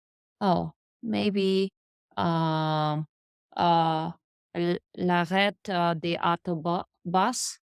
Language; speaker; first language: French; non-native, learner; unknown